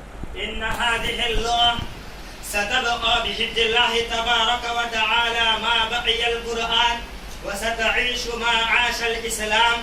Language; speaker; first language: Arabic; non-native, learner; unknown